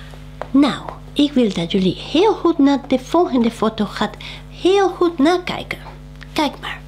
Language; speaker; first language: Dutch; non-native, fluent; Spanish